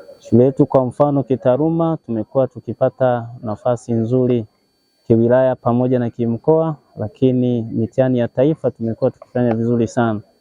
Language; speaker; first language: Swahili; native; Swahili